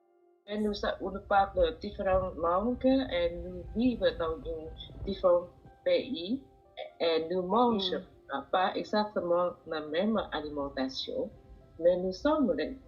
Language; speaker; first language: French; non-native, learner; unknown